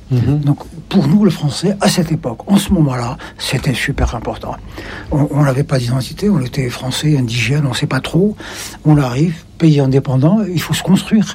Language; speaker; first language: French; non-native, local second language; Arabic